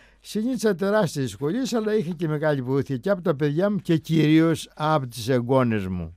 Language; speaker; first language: Greek; native; Greek